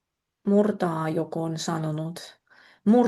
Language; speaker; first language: Finnish; non-native, fluent; Russian